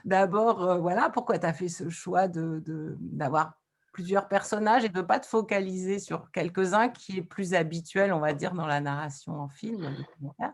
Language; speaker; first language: French; native; French